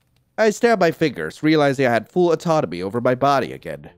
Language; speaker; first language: English; native; English